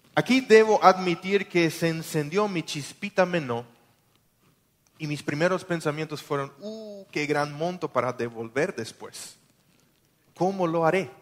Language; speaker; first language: Spanish; non-native, local second language; German